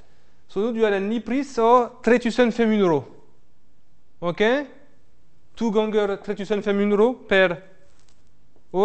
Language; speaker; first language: Norwegian; non-native, fluent; French